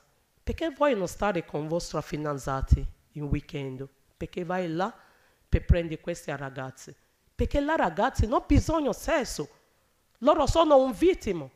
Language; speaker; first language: Italian; non-native, learner; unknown